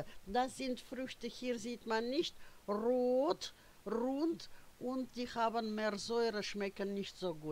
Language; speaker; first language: German; non-native, fluent; Russian